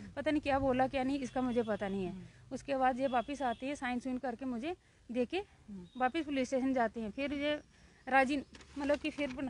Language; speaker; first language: Hindi; native; Hindi